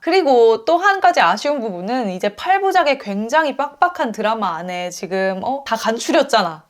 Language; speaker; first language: Korean; native; Korean